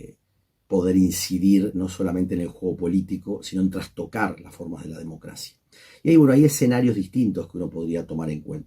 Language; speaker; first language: Spanish; native; Spanish